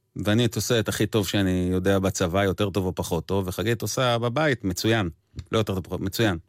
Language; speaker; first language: Hebrew; native; Hebrew